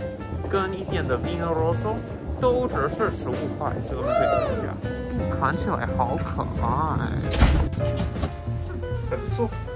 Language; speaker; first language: Chinese; non-native, fluent; English